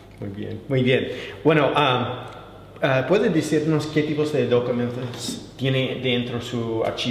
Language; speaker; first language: Spanish; non-native, fluent; English